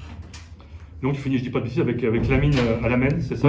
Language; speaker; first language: French; native; French